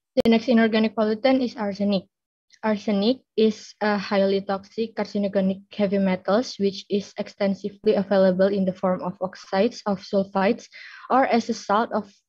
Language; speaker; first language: English; non-native, fluent; Indonesian